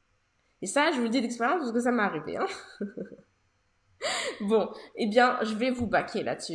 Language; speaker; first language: French; native; French